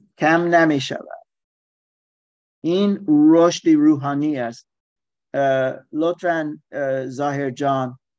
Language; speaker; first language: Persian; non-native, learner; German